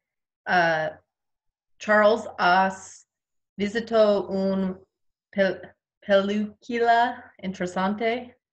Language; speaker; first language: Spanish; non-native, learner; English